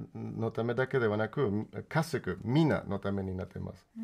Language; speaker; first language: Japanese; non-native, fluent; Spanish